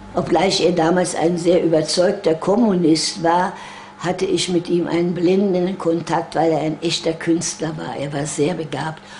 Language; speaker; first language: German; native; German